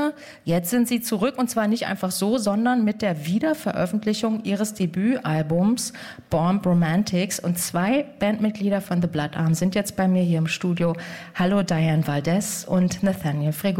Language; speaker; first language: German; native; German